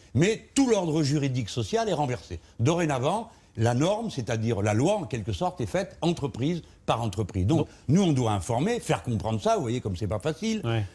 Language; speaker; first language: French; native; French